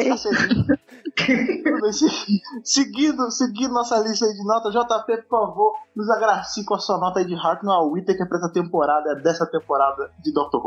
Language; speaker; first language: Portuguese; native; Portuguese